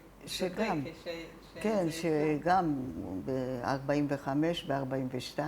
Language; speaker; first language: Hebrew; non-native, fluent; Italian